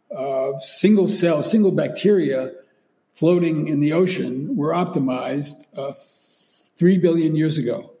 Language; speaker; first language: English; native; English